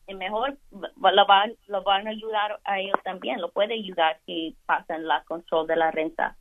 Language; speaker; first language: Spanish; early bilingual, heritage; Spanish